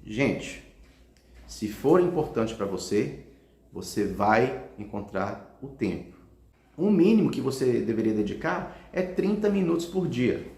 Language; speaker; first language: Portuguese; early bilingual, heritage; Portuguese